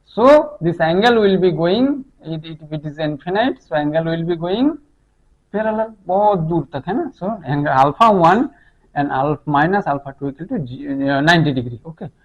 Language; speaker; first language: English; non-native, local second language; Hindi